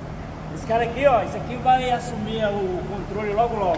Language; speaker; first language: Portuguese; native; Portuguese